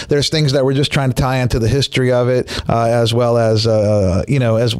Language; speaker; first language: English; native; English